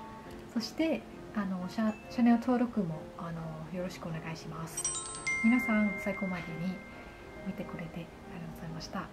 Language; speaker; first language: Japanese; non-native, learner; Lao